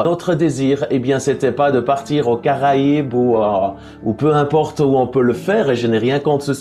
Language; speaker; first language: French; native; French